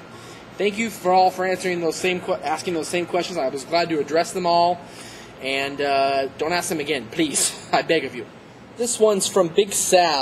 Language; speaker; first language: English; native; English